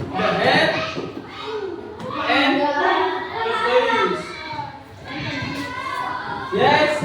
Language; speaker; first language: English; non-native, learner; Indonesian